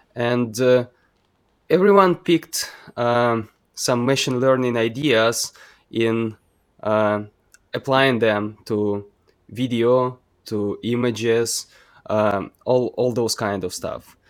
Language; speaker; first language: English; non-native, fluent; Ukrainian